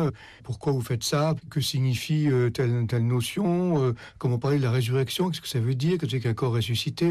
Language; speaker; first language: French; native; French